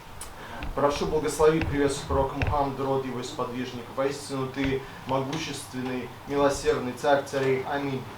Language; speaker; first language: Russian; native; Russian